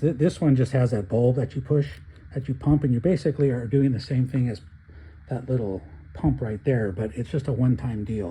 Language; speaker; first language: English; native; English